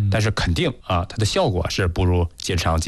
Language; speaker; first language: Chinese; native; Chinese